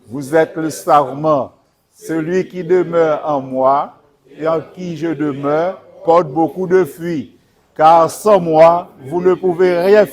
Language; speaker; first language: French; non-native, local second language; Haitian Creole